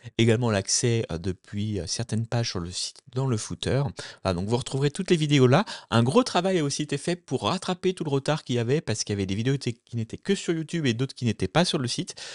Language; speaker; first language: French; native; French